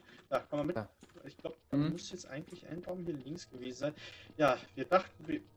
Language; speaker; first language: German; native; German